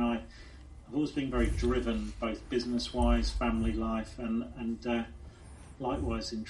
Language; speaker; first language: English; native; English